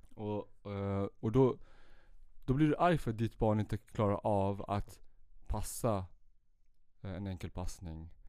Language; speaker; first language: Swedish; early bilingual, other home language; Central Kurdish